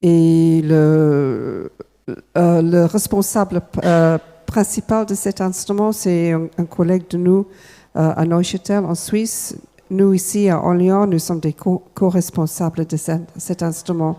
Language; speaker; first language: French; non-native, fluent; English